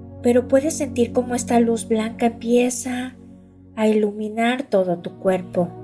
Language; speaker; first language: Spanish; native; Spanish